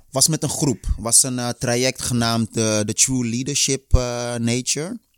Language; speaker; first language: Dutch; early bilingual, other home language; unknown